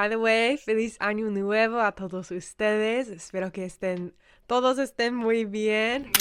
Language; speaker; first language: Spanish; non-native, learner; English